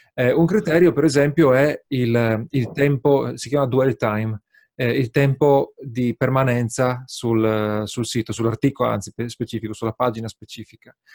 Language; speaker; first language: Italian; native; Italian